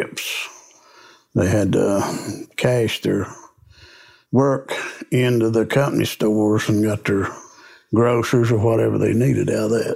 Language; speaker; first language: English; native; English